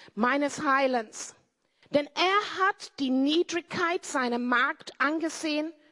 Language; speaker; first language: German; non-native, fluent; English